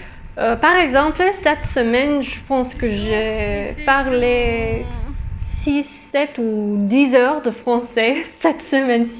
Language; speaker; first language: French; non-native, learner; English